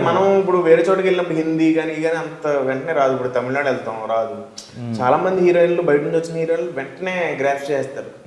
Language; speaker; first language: Telugu; native; Telugu